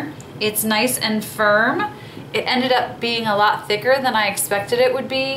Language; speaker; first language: English; native; English